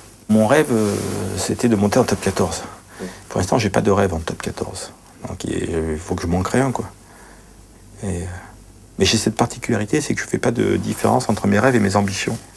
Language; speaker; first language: French; native; French